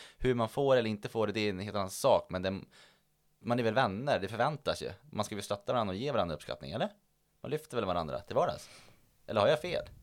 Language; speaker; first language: Swedish; native; Swedish